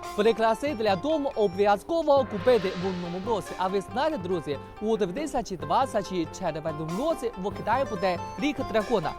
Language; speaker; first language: Ukrainian; non-native, learner; Chinese